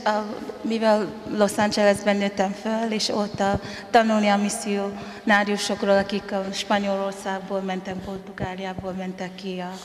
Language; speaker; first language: Hungarian; non-native, fluent; Tongan